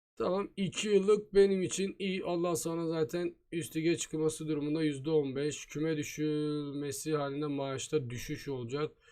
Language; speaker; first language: Turkish; native; Turkish